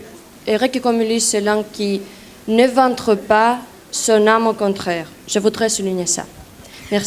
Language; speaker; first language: French; non-native, learner; Greek